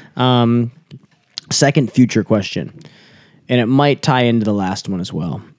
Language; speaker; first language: English; native; English